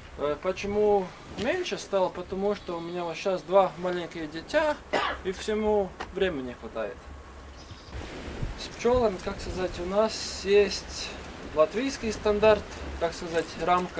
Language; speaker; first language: Russian; non-native, learner; Latvian